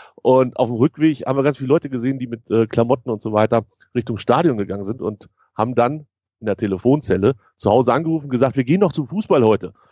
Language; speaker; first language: German; native; German